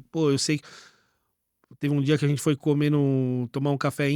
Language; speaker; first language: Portuguese; native; Portuguese